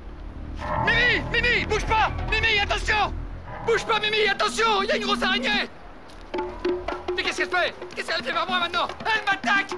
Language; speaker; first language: French; native; French